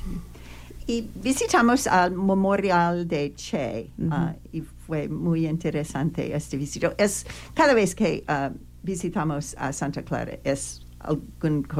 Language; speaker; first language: Spanish; non-native, learner; English